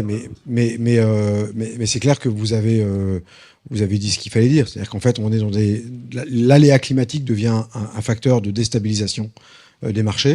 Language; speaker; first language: French; native; French